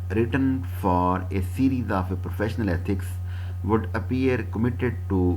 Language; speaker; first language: English; non-native, local second language; Urdu